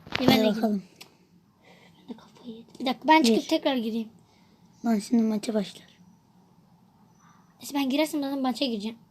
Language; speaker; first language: Turkish; native; Turkish